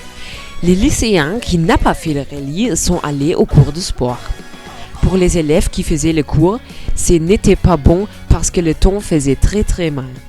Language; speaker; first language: French; non-native, learner; German